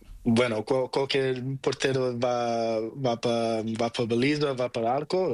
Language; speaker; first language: Spanish; non-native, learner; Portuguese